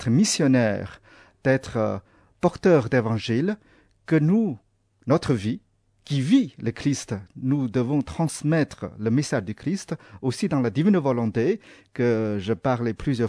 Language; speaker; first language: French; non-native, fluent; Chinese